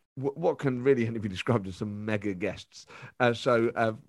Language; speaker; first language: English; native; English